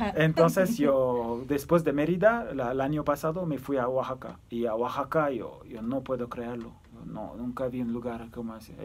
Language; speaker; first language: Spanish; early bilingual, other home language; Turkish